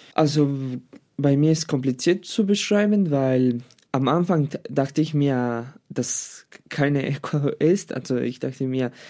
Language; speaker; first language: German; non-native, learner; Spanish